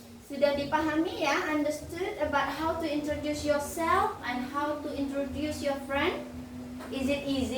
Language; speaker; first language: English; non-native, fluent; Indonesian